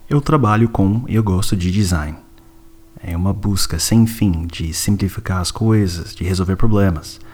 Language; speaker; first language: Portuguese; non-native, fluent; English